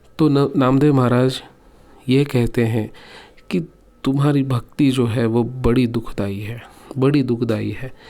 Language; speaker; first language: Hindi; non-native, local second language; Marathi